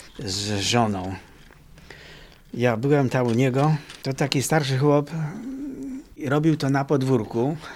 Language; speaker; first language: Polish; native; Polish